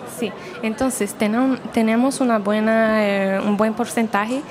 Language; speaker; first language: Spanish; non-native, fluent; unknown